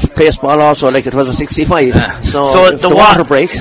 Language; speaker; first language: English; native; English